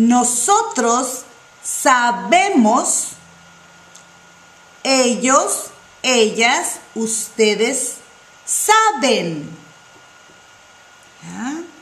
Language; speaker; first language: Spanish; non-native, fluent; English